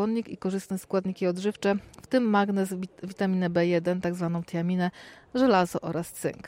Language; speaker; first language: Polish; native; Polish